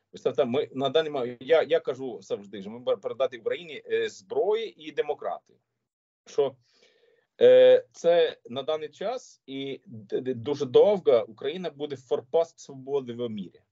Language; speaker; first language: Ukrainian; non-native, learner; Swedish